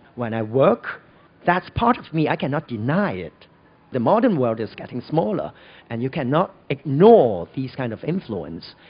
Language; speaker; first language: English; non-native, local second language; Cantonese